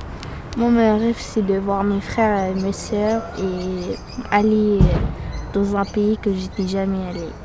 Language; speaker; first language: French; early bilingual, other home language; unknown